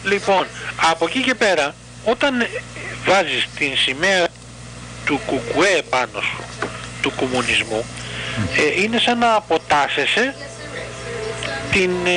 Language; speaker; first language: Greek; native; Greek